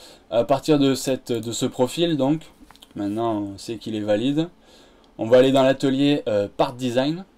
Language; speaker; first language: French; native; French